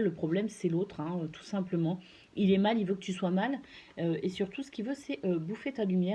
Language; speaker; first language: French; native; French